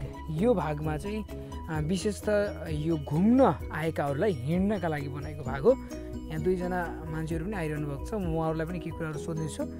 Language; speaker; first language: Nepali; native; Nepali